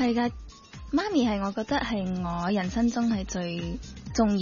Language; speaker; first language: Cantonese; early bilingual, heritage; Cantonese